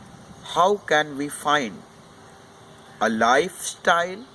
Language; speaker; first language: English; non-native, local second language; Hindi